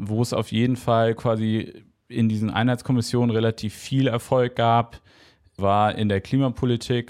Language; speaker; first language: German; native; German